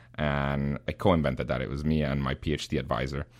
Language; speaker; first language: English; non-native, fluent; Spanish